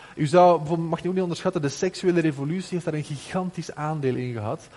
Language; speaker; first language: Dutch; native; Dutch